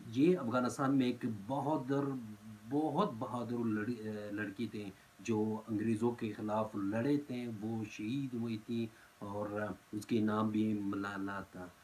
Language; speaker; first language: Urdu; non-native, fluent; Pashto